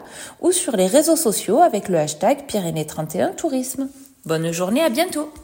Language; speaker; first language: French; native; French